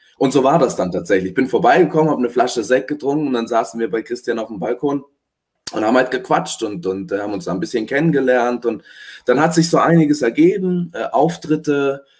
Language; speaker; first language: German; early bilingual, other home language; Italian